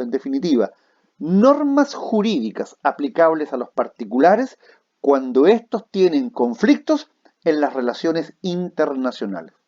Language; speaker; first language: Spanish; native; Spanish